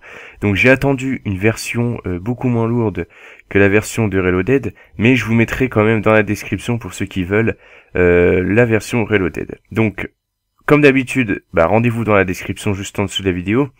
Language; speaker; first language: French; native; French